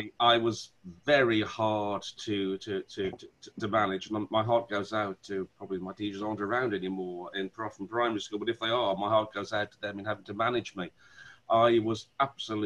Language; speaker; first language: English; native; English